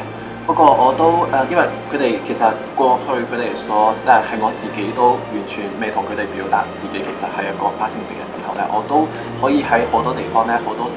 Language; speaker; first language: Cantonese; native; Cantonese